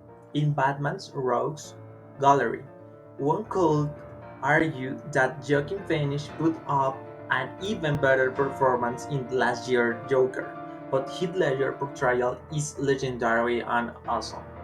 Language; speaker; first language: English; non-native, learner; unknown